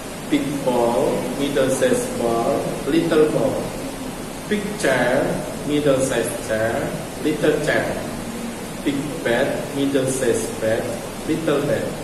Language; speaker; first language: English; non-native, fluent; Javanese